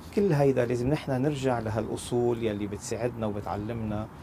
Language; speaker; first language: Arabic; native; Arabic